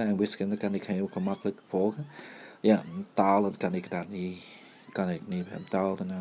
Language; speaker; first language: Dutch; early bilingual, other home language; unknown